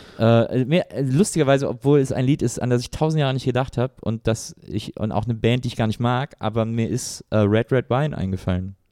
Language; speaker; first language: German; native; German